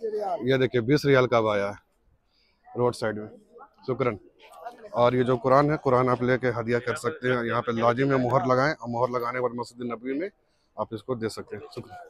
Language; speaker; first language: Hindi; native; Hindi